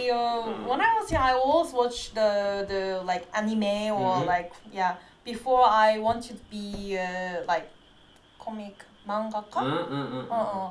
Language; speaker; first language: English; non-native, fluent; Korean